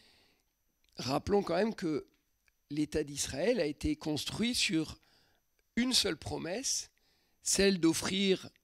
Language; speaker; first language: French; native; French